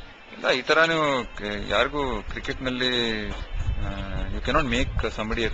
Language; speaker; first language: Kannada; non-native, local second language; Marathi